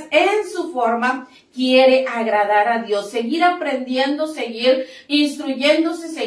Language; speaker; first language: Spanish; native; Spanish